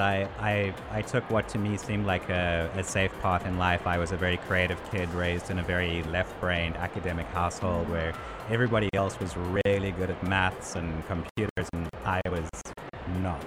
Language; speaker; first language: English; native; English